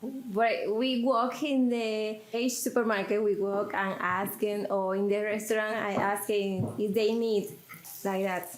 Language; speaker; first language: English; non-native, learner; Spanish